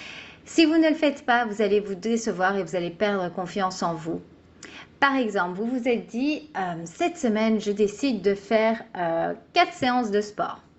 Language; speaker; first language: French; native; French